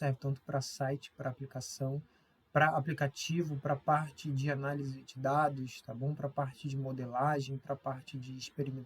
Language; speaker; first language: Portuguese; native; Portuguese